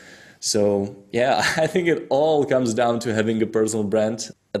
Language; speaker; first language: English; non-native, fluent; Czech